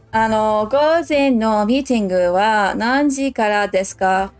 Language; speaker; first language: Japanese; non-native, learner; English